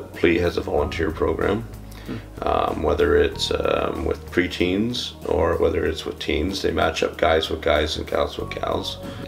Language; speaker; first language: English; native; English